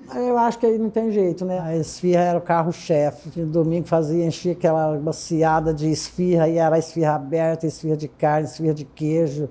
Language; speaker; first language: Portuguese; early bilingual, other home language; Arabic